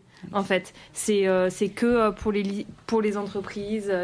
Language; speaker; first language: French; native; French